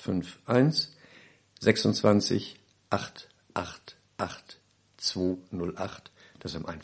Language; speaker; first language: German; native; German